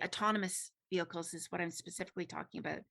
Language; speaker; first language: English; native; English